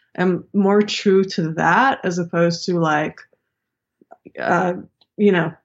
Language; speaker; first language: English; early bilingual, other home language; Hebrew